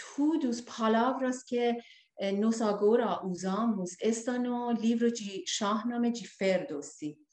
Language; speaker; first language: Portuguese; non-native, learner; Persian